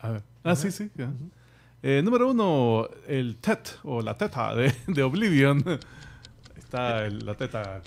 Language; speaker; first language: Spanish; native; Spanish